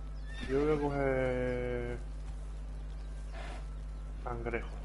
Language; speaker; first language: Spanish; native; Spanish